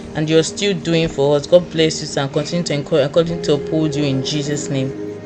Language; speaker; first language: English; non-native, local second language; Yoruba